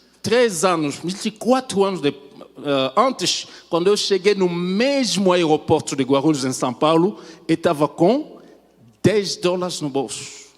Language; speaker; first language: Portuguese; non-native, fluent; French